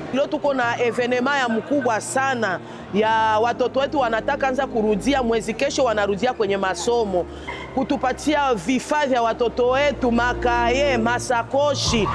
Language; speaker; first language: Swahili; native; Swahili